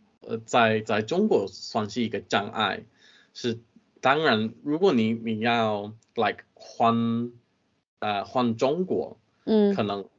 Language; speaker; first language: Chinese; non-native, fluent; English